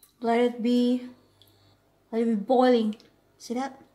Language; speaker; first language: English; non-native, learner; Indonesian